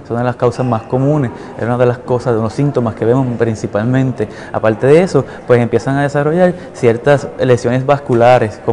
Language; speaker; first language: Spanish; native; Spanish